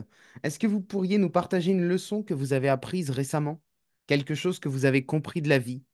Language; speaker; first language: French; native; French